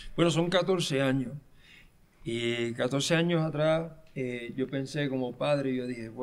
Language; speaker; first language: Spanish; early bilingual, heritage; Spanish